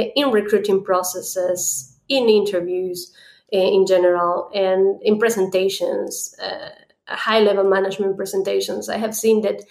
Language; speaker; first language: English; non-native, fluent; Spanish